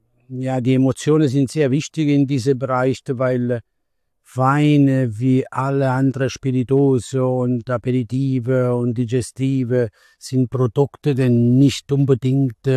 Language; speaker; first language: German; non-native, learner; Italian